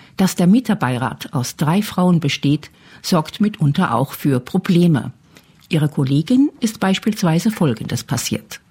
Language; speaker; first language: German; native; German